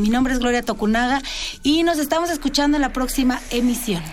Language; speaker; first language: Spanish; native; Spanish